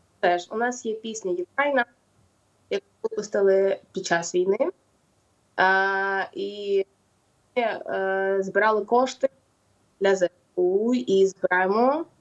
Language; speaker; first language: Ukrainian; non-native, local second language; Russian